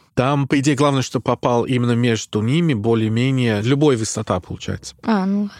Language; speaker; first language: Russian; non-native, fluent; English